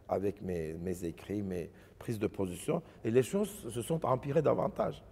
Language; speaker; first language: English; non-native, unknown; Turkish